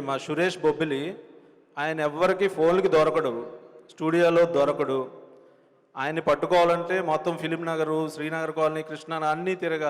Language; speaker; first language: Telugu; native; Telugu